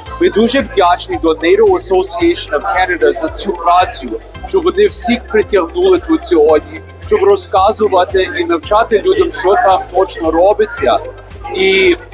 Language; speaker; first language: Ukrainian; early bilingual, heritage; Ukrainian